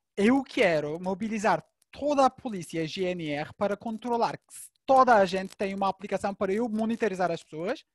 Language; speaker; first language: Portuguese; non-native, fluent; Turkish